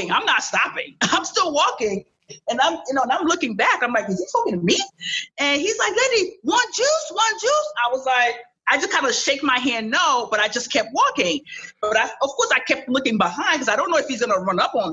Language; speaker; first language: English; early bilingual, other home language; Haitian Creole